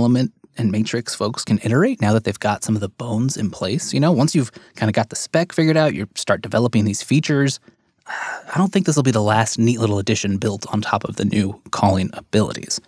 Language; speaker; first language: English; native; English